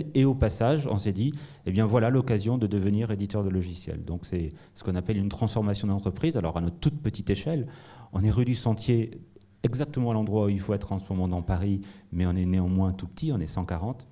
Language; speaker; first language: French; native; French